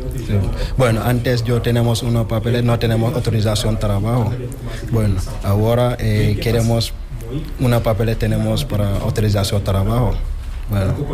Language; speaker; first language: Spanish; non-native, learner; Wolof